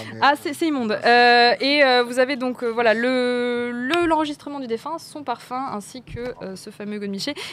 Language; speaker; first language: French; native; French